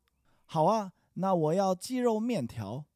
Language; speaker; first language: Chinese; non-native, learner; English